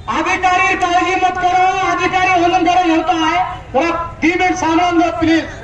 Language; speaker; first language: Marathi; non-native, local second language; Lambadi